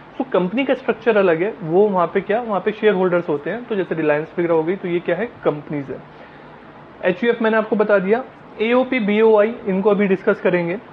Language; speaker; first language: Hindi; native; Hindi